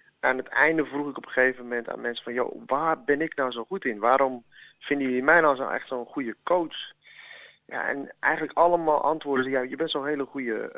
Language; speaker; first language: Dutch; early bilingual, other home language; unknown